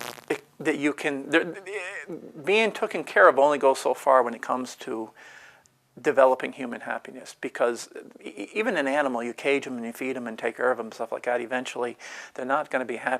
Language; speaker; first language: English; native; English